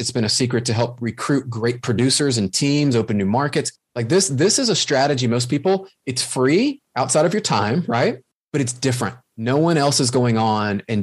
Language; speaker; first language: English; native; English